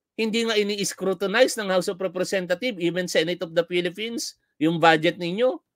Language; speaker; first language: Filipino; native; Filipino